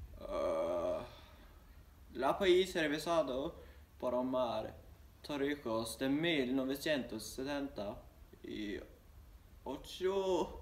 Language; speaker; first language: Spanish; non-native, learner; Swedish